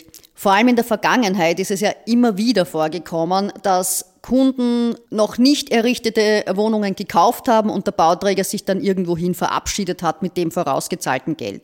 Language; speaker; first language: German; native; German